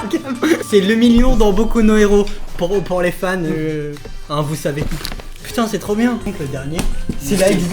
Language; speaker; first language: French; native; French